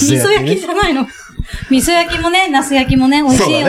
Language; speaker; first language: Japanese; native; Japanese